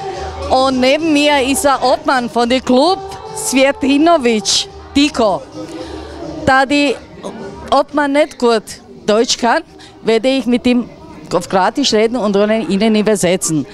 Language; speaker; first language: German; non-native, learner; Croatian